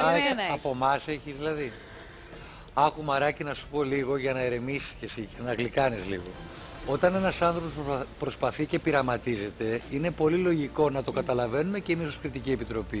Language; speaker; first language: Greek; native; Greek